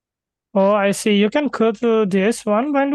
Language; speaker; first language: English; non-native, fluent; Indonesian